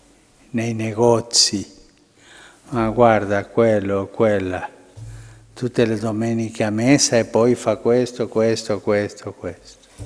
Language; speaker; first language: Italian; early bilingual, heritage; Spanish